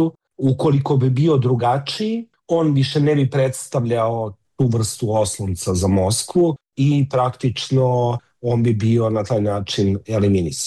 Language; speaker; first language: Serbian; native; Serbian